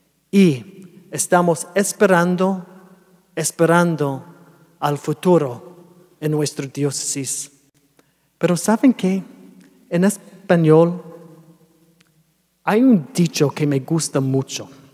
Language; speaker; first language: Spanish; non-native, fluent; English